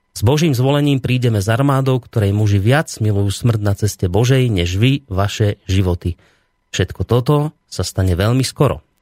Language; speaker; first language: Slovak; native; Slovak